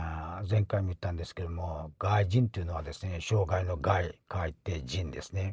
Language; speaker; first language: Japanese; non-native, fluent; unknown